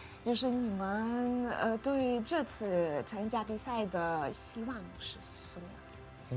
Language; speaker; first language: Chinese; non-native, fluent; Russian